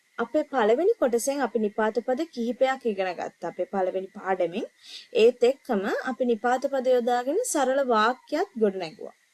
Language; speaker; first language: Sinhala; native; Sinhala